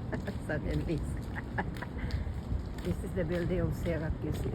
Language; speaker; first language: English; non-native, local second language; Cebuano